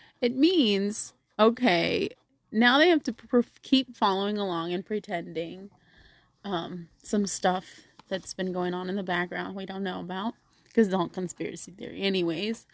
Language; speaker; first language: English; native; English